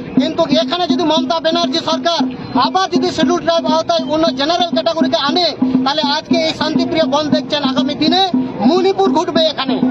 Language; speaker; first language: Bangla; non-native, local second language; Santali